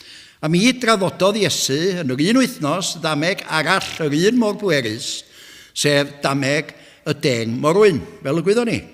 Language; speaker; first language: Welsh; native; Welsh